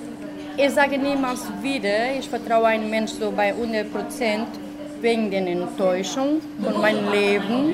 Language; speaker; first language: German; non-native, fluent; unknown